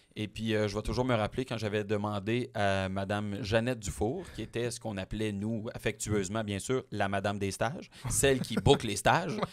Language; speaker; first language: French; native; French